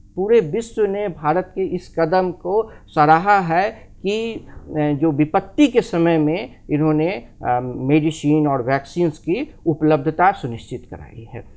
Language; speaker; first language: Hindi; native; Hindi